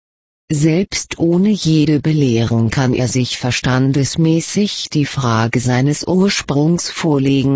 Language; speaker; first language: German; native; German